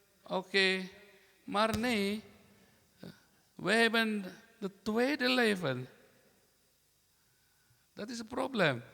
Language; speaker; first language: Dutch; non-native, learner; Indonesian